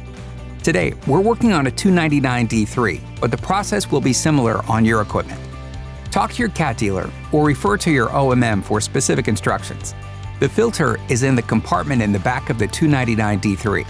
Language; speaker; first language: English; native; English